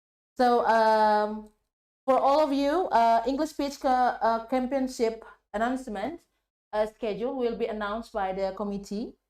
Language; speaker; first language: English; non-native, fluent; Indonesian